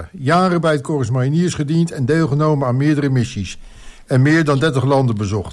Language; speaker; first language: Dutch; native; Dutch